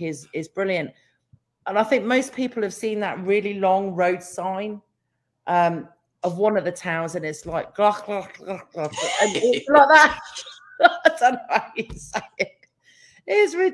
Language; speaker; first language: English; native; English